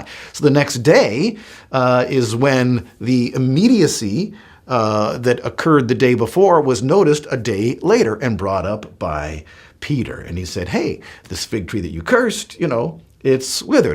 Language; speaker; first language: English; native; English